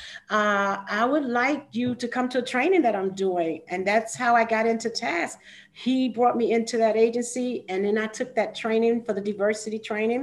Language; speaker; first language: English; native; English